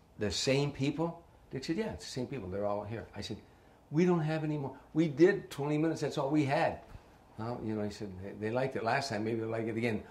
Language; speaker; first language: English; native; English